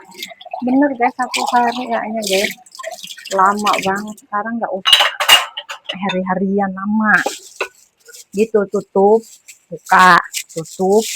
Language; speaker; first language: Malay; non-native, local second language; Indonesian